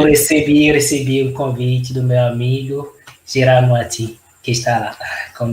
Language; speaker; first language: Portuguese; non-native, fluent; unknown